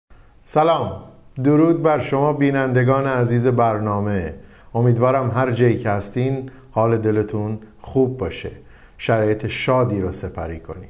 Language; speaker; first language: Persian; native; Persian